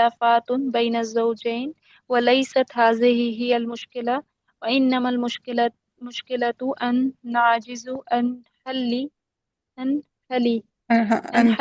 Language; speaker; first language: Arabic; non-native, learner; Urdu